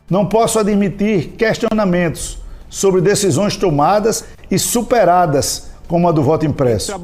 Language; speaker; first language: Portuguese; native; Portuguese